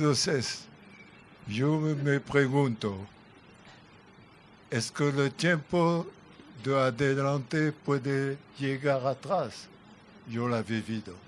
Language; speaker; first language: Spanish; non-native, learner; French